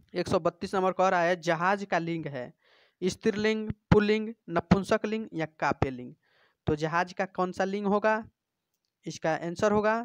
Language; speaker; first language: Hindi; native; Hindi